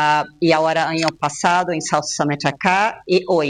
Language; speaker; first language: Spanish; non-native, fluent; Portuguese